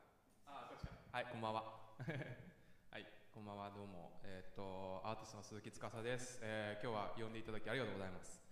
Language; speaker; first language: Japanese; native; Japanese